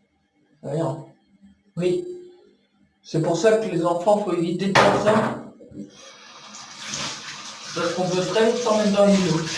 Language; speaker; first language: French; native; French